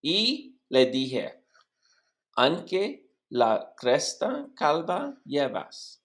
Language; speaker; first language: Spanish; non-native, learner; English